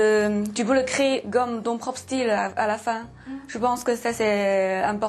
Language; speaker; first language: French; non-native, fluent; Chinese